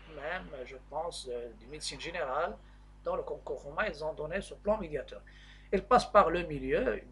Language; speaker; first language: French; non-native, local second language; Arabic